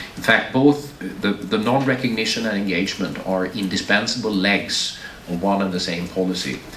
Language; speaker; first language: English; non-native, fluent; Swedish